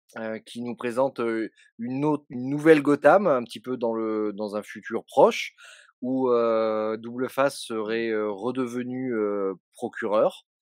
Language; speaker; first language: French; native; French